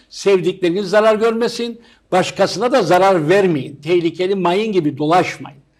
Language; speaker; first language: Turkish; native; Turkish